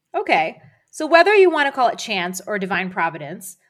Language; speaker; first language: English; native; English